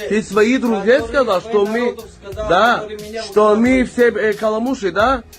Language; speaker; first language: Russian; early bilingual, heritage; Russian